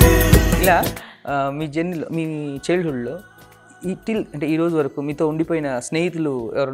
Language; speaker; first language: Telugu; native; Telugu